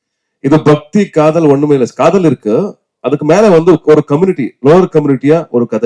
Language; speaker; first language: Tamil; non-native, learner; Kannada